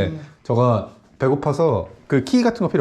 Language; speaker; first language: Korean; native; Korean